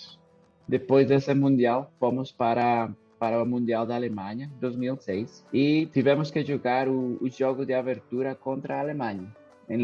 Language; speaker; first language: Portuguese; non-native, fluent; Spanish